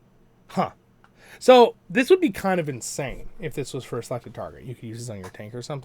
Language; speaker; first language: English; native; English